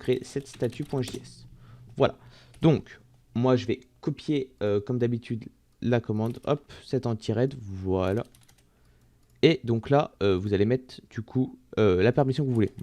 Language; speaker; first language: French; native; French